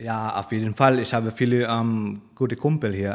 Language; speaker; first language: German; non-native, learner; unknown